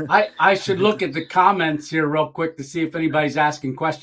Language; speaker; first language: English; native; English